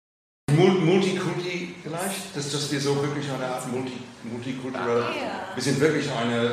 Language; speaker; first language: German; non-native, fluent; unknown